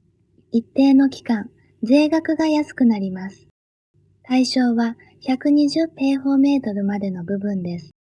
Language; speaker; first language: Japanese; native; Japanese